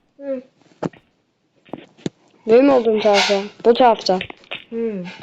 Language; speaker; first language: Turkish; native; Turkish